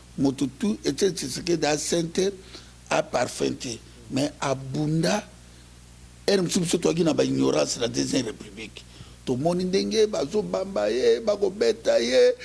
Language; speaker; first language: Lingala; native; Lingala